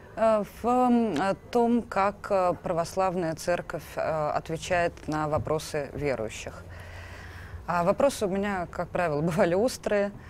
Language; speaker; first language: Russian; native; Russian